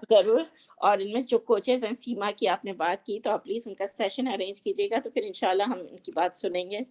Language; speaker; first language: Urdu; native; Urdu